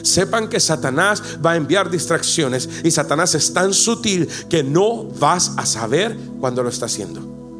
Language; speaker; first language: Spanish; native; Spanish